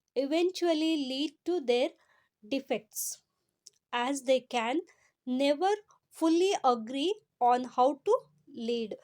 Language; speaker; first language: English; non-native, local second language; Kannada